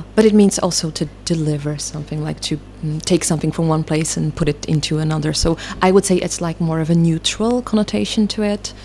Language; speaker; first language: English; non-native, fluent; Czech